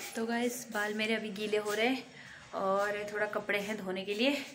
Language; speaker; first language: Hindi; native; Hindi